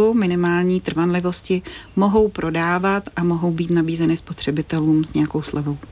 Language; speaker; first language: Czech; native; Czech